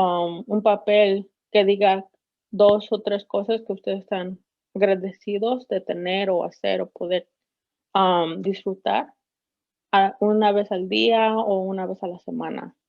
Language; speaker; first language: Spanish; early bilingual, heritage; Spanish